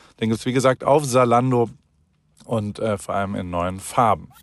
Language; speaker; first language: German; native; German